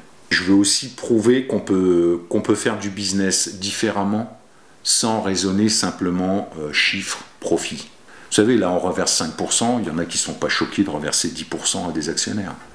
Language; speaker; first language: French; native; French